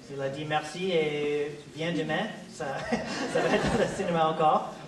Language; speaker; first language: French; non-native, fluent; English